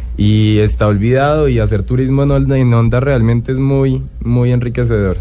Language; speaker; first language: Spanish; native; Spanish